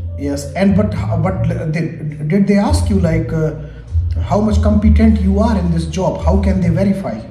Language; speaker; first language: English; non-native, local second language; Hindi